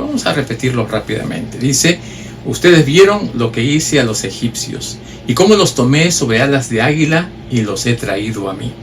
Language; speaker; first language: Spanish; native; Spanish